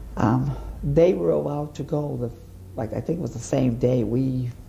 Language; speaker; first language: English; native; English